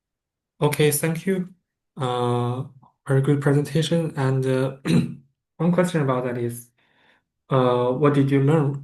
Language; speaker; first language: English; non-native, fluent; Chinese